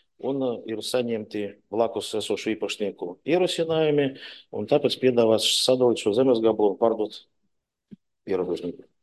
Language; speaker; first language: Latvian; non-native, local second language; Russian